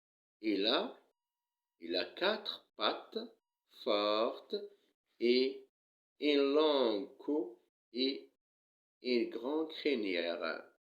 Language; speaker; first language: French; non-native, local second language; Arabic